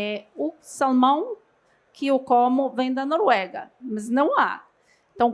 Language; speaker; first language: Portuguese; non-native, fluent; Norwegian